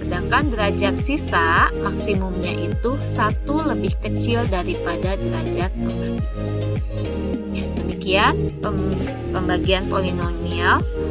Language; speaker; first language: Indonesian; native; Indonesian